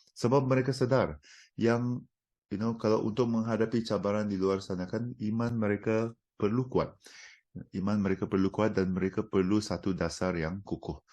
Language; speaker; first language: Malay; non-native, local second language; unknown